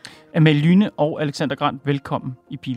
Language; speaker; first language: Danish; native; Danish